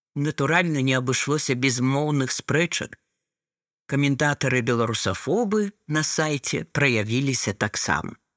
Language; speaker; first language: Belarusian; non-native, local second language; Russian